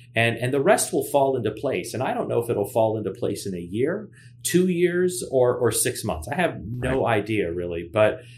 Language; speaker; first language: English; native; English